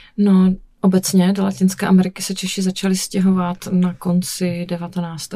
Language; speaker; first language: Czech; native; Czech